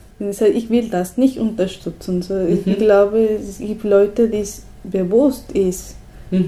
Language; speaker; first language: German; non-native, learner; Spanish